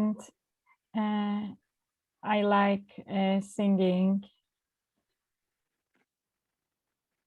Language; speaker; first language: English; non-native, learner; Turkish